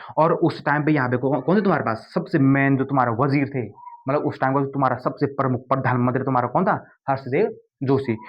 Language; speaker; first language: Hindi; native; Hindi